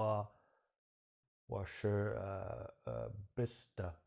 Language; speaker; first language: Chinese; non-native, learner; English